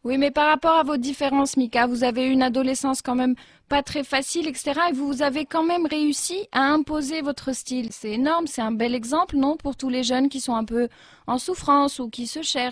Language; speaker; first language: French; non-native, local second language; Arabic